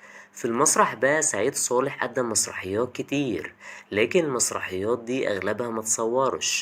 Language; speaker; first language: Arabic; native; Arabic